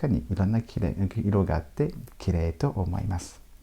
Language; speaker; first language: Japanese; non-native, fluent; French